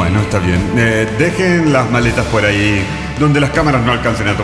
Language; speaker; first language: Spanish; native; Spanish